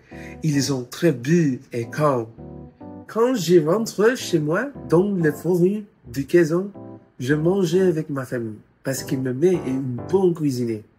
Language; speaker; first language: French; non-native, learner; Filipino